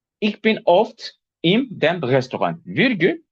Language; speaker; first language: German; non-native, fluent; Turkish